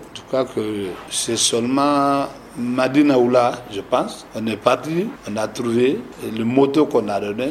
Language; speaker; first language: French; non-native, local second language; Susu